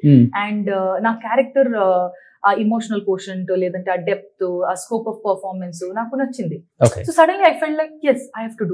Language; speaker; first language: Telugu; non-native, learner; Tulu